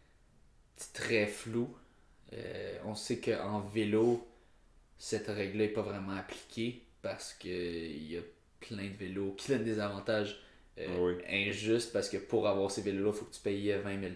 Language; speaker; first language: French; native; French